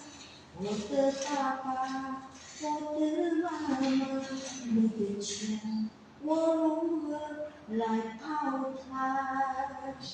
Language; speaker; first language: Chinese; non-native, learner; Indonesian